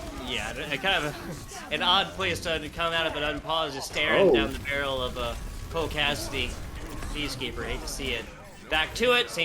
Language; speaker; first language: English; native; English